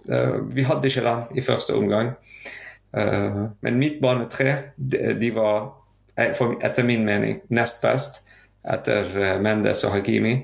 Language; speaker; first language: Norwegian; non-native, fluent; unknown